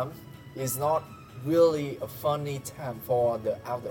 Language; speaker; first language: English; non-native, learner; Vietnamese